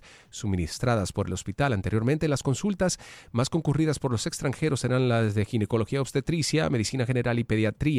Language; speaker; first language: Spanish; native; Spanish